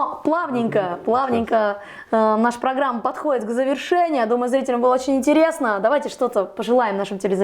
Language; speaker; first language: Russian; native; Russian